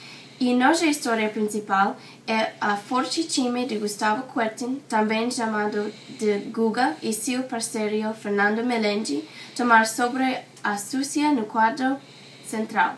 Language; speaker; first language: Portuguese; non-native, learner; English